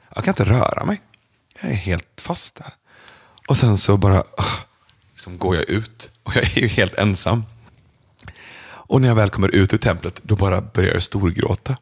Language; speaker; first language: Swedish; early bilingual, other home language; Persian